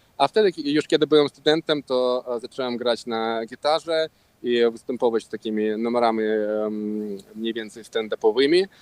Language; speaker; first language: Polish; non-native, local second language; Russian